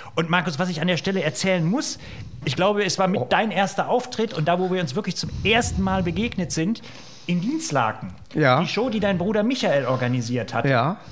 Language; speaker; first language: German; native; German